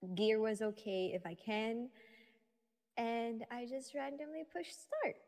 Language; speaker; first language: English; non-native, local second language; Filipino